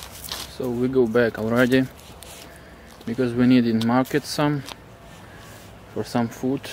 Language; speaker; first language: English; non-native, learner; Russian